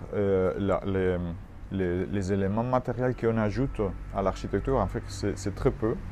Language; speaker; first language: French; non-native, fluent; Spanish